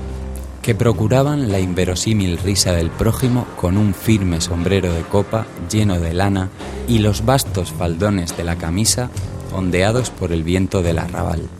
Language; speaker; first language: Spanish; native; Spanish